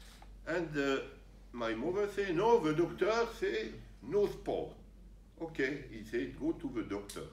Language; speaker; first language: English; non-native, learner; French